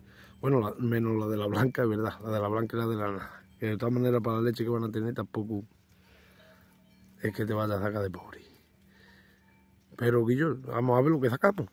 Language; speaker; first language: Spanish; native; Spanish